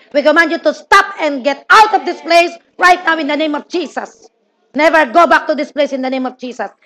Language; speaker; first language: English; non-native, local second language; Filipino